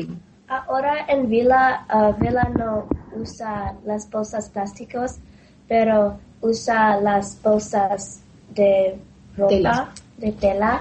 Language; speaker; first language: Spanish; non-native, learner; English